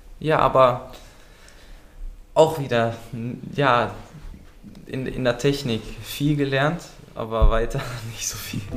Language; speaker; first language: German; early bilingual, other home language; Dutch